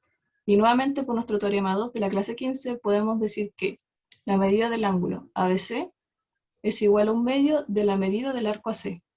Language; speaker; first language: Spanish; native; Spanish